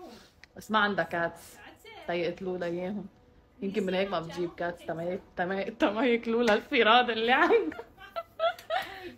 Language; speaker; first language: Arabic; native; Arabic